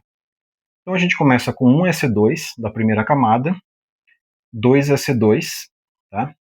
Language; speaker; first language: Portuguese; native; Portuguese